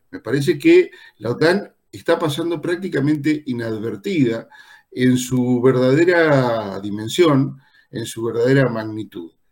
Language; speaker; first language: Spanish; native; Spanish